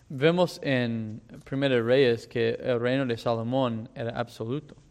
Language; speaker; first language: Spanish; non-native, fluent; English